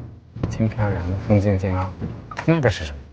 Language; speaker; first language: Chinese; non-native, fluent; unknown